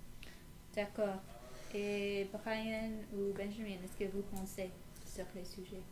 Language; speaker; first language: French; non-native, learner; English